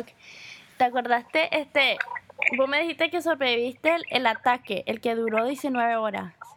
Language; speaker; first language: Spanish; early bilingual, heritage; Spanish